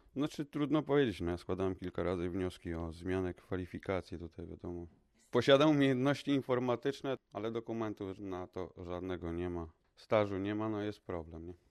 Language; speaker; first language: Polish; native; Polish